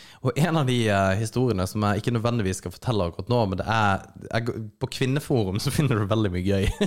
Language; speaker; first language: Norwegian; native; Norwegian